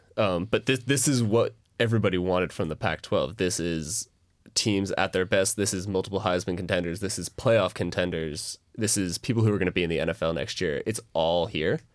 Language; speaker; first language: English; native; English